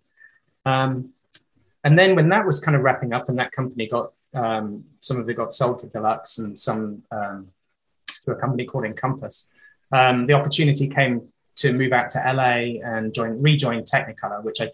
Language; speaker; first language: English; native; English